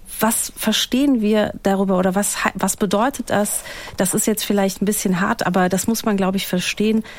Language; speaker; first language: German; native; German